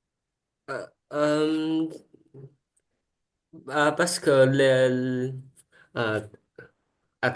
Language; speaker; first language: French; non-native, learner; Vietnamese